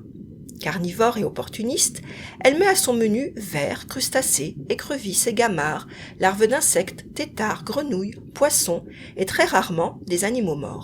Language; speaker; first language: French; native; French